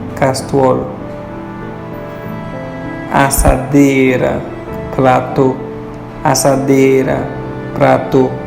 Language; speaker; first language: Portuguese; non-native, fluent; Haitian Creole